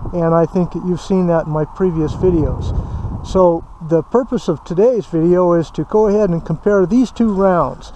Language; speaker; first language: English; native; English